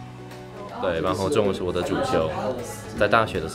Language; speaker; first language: Chinese; non-native, fluent; English